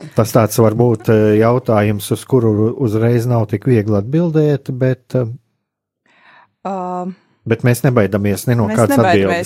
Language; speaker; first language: Latvian; native; Latvian